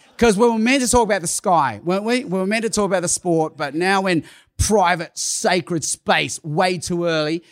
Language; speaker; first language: English; non-native, local second language; Cantonese